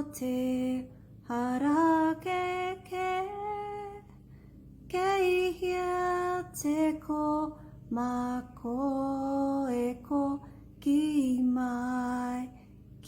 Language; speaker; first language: Māori; non-native, local second language; English